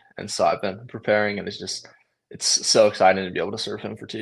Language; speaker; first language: English; native; English